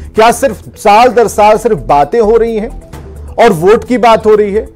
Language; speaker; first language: Hindi; native; Hindi